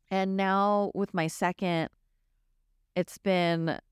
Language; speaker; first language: English; native; English